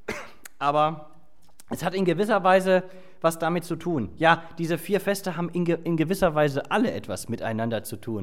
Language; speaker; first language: German; native; German